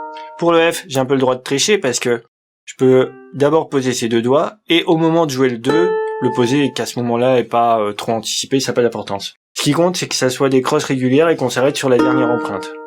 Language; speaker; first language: French; native; French